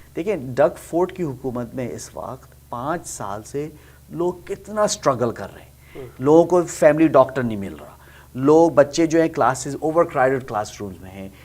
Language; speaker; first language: Urdu; native; Urdu